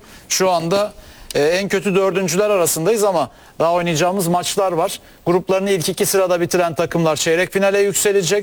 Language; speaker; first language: Turkish; native; Turkish